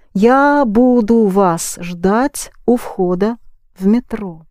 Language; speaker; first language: Russian; native; Russian